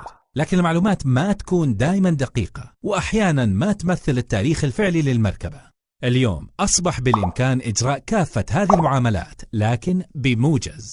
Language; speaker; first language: Arabic; native; Arabic